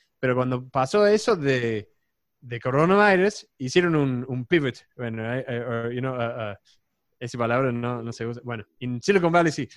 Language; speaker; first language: Spanish; non-native, fluent; English